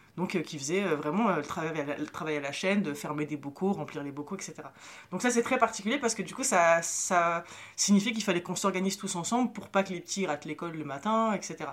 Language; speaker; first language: French; early bilingual, other home language; Arabic